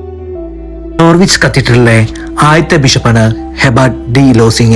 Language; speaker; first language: Malayalam; native; Malayalam